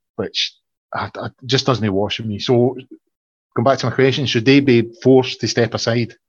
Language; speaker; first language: English; native; English